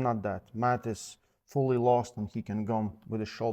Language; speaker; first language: English; non-native, fluent; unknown